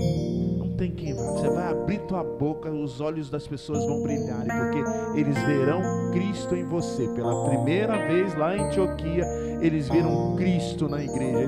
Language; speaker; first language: Portuguese; native; Portuguese